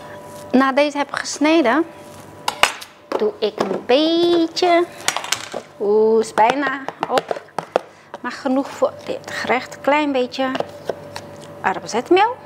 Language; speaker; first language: Dutch; non-native, fluent; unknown